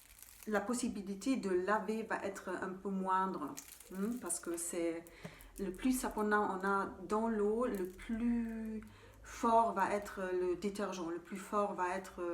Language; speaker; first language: French; non-native, fluent; German